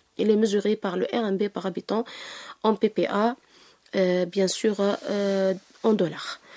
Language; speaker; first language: French; non-native, local second language; Arabic